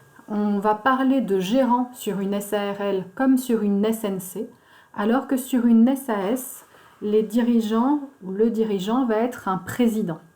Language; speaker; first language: French; native; French